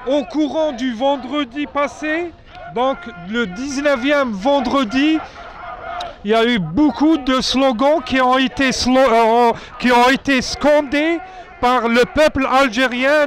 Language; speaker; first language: French; non-native, local second language; Arabic